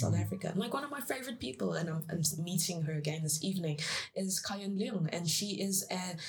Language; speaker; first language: English; early bilingual, other home language; Chinese